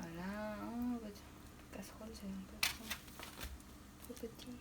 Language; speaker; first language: French; non-native, learner; Khmer